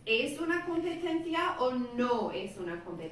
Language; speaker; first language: Spanish; non-native, fluent; English